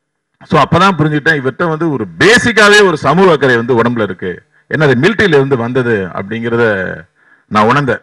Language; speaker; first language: Tamil; native; Tamil